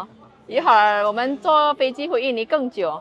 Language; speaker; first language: Chinese; non-native, fluent; Indonesian